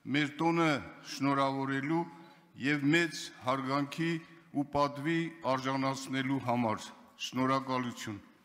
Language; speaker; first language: Armenian; non-native, local second language; Kurdish